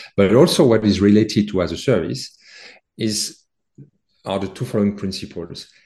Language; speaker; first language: English; non-native, fluent; French